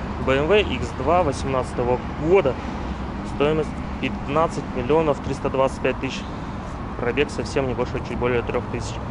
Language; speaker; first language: Russian; native; Russian